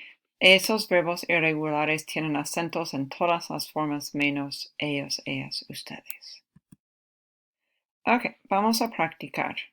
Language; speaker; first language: Spanish; non-native, fluent; English